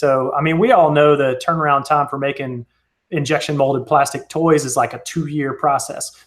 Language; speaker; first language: English; native; English